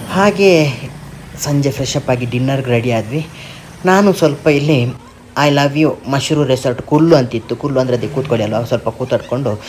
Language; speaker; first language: Kannada; non-native, local second language; Tulu